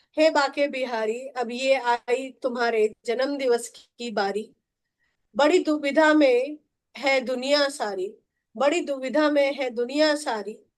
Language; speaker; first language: Hindi; non-native, local second language; Bhojpuri